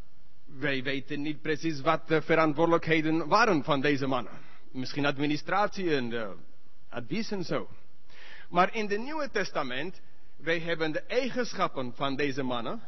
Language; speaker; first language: Dutch; non-native, learner; English